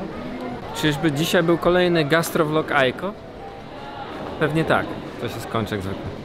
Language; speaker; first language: Polish; native; Polish